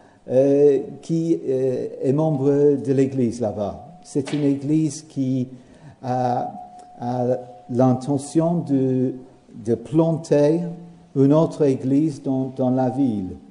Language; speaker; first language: French; non-native, learner; English